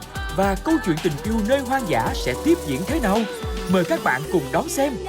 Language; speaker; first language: Vietnamese; native; Vietnamese